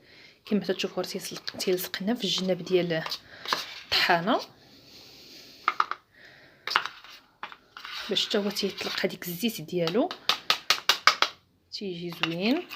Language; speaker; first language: Arabic; native; Arabic